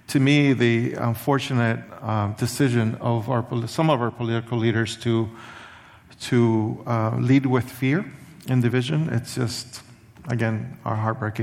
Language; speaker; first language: English; early bilingual, other home language; Spanish